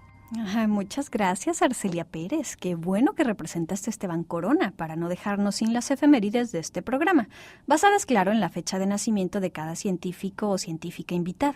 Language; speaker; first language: Spanish; native; Spanish